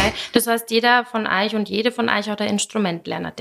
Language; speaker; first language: German; native; German